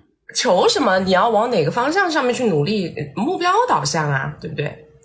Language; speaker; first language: Chinese; native; Chinese